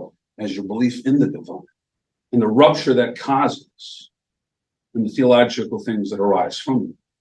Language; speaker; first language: English; native; English